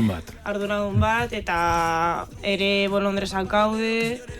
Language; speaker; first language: Basque; non-native, local second language; Spanish